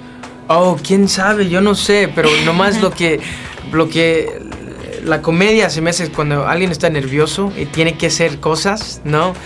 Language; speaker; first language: Spanish; early bilingual, heritage; English